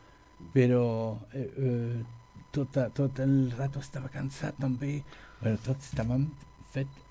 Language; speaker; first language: Catalan; non-native, learner; French